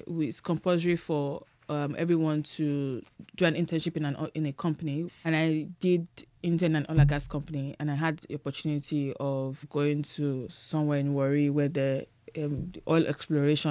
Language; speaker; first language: English; non-native, local second language; Yoruba